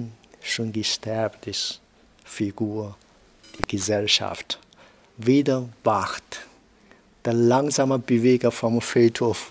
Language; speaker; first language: German; non-native, learner; Chinese